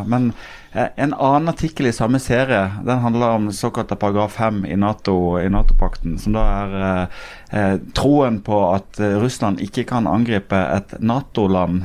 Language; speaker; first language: Norwegian; native; Norwegian